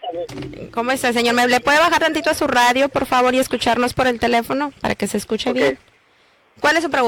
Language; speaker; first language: Spanish; native; Spanish